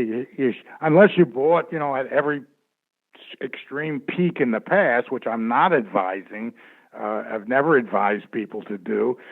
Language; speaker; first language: English; native; English